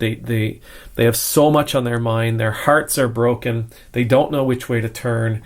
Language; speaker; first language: English; native; English